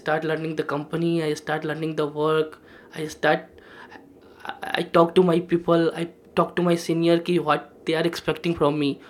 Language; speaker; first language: English; non-native, local second language; Hindi